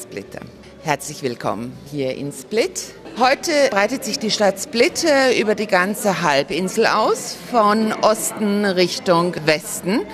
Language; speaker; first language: German; non-native, fluent; Croatian